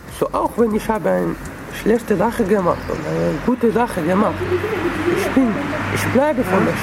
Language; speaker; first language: German; early bilingual, other home language; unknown